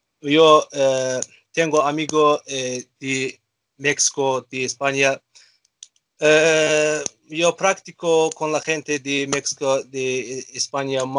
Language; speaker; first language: Spanish; non-native, learner; Azerbaijani